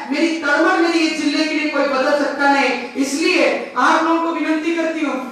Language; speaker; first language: Hindi; non-native, local second language; Marathi